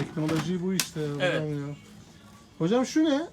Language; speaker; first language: Turkish; native; Turkish